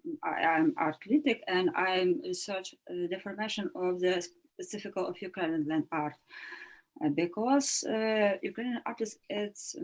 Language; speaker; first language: English; non-native, learner; Ukrainian